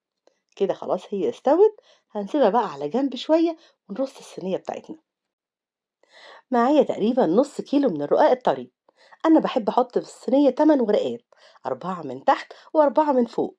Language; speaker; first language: Arabic; native; Arabic